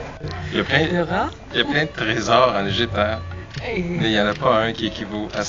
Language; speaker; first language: French; native; French